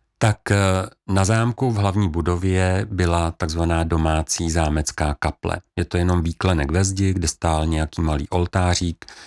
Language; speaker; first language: Czech; native; Czech